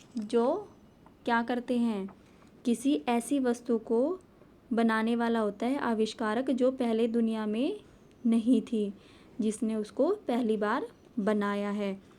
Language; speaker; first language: Hindi; native; Hindi